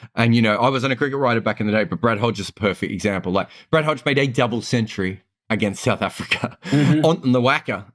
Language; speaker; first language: English; native; English